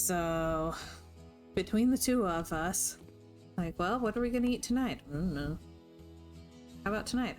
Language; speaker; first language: English; native; English